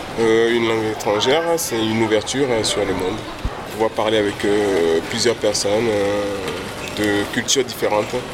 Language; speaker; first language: French; non-native, local second language; Fon